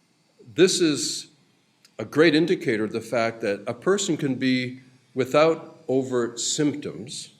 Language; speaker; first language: English; native; English